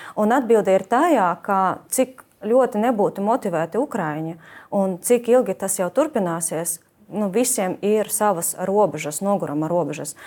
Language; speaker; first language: Latvian; non-native, fluent; Ukrainian